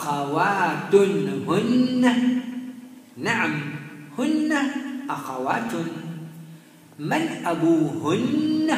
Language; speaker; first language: Arabic; non-native, fluent; French